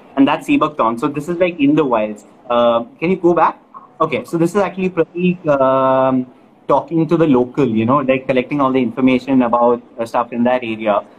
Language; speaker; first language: English; non-native, local second language; Malayalam